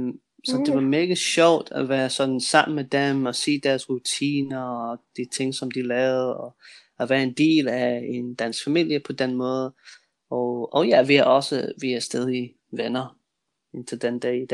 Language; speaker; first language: Danish; non-native, fluent; English